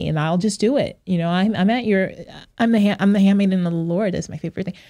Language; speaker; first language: English; native; English